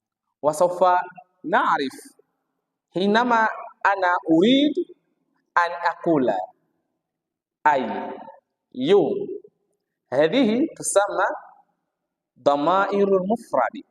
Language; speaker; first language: Arabic; non-native, fluent; Swahili